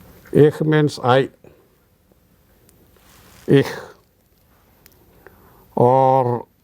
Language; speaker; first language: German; non-native, fluent; Malayalam